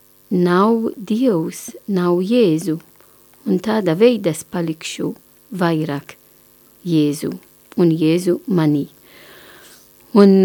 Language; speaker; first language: Latvian; non-native, learner; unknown